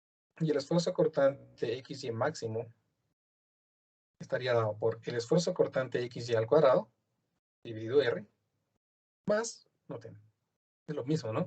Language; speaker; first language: Spanish; native; Spanish